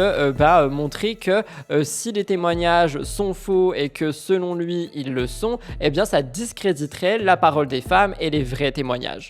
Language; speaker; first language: French; native; French